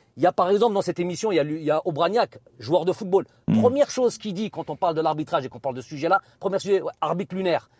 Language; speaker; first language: French; native; French